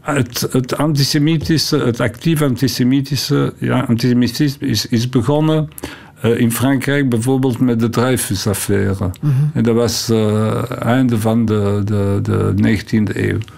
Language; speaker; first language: Dutch; non-native, local second language; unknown